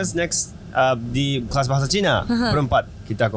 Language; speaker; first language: Indonesian; non-native, fluent; Japanese